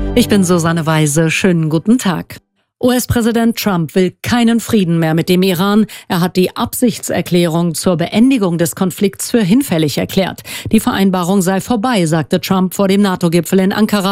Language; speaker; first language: German; native; German